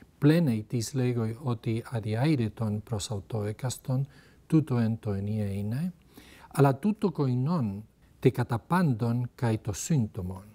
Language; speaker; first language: Greek; non-native, fluent; Spanish